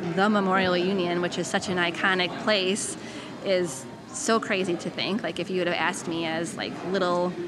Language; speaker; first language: English; native; English